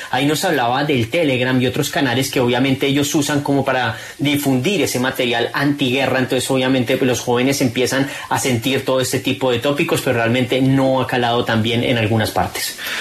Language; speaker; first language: Spanish; native; Spanish